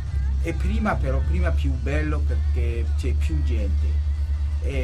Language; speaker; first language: Italian; non-native, local second language; Kurdish